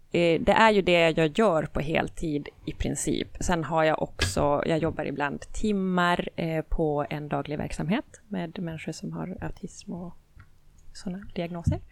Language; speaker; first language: Swedish; native; Swedish